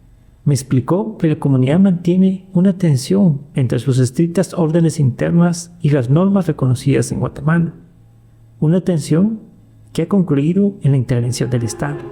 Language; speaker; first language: Spanish; native; Spanish